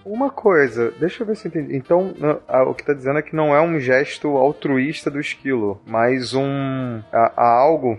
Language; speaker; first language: Portuguese; native; Portuguese